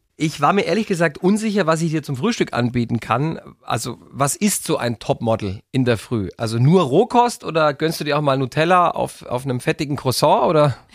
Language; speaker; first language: German; native; German